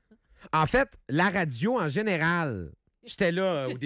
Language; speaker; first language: French; native; French